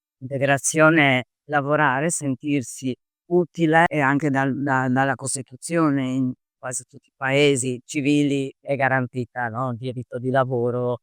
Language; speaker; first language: Italian; non-native, fluent; Croatian